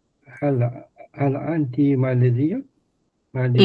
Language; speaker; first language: Arabic; non-native, learner; Malay